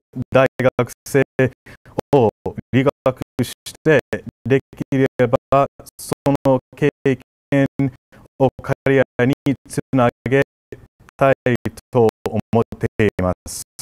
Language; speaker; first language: Japanese; non-native, fluent; English